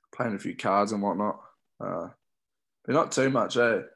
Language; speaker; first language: English; native; English